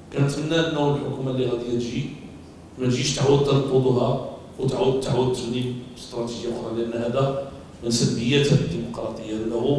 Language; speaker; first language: Arabic; native; Arabic